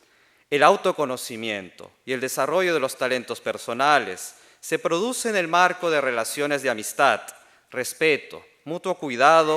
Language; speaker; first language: Spanish; native; Spanish